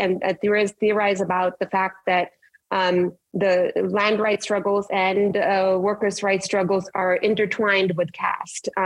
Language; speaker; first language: English; non-native, local second language; Marathi